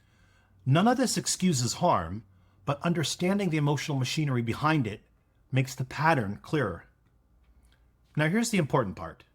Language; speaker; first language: English; native; English